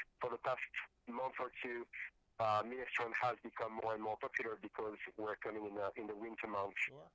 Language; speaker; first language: English; non-native, fluent; French